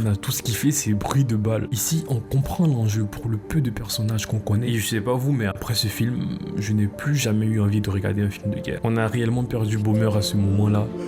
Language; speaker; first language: French; native; French